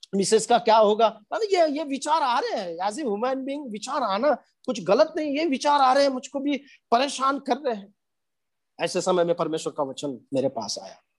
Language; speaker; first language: Hindi; non-native, local second language; Marathi